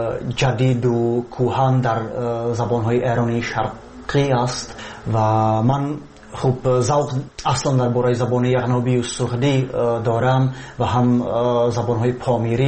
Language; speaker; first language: Persian; non-native, fluent; Czech